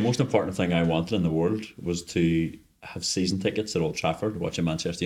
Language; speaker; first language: English; native; English